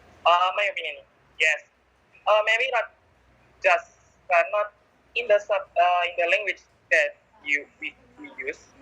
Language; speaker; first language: English; non-native, learner; Indonesian